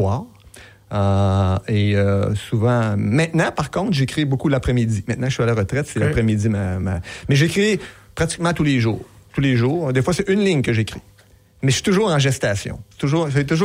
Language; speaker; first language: French; native; French